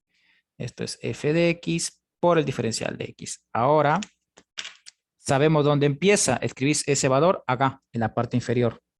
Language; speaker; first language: Spanish; native; Spanish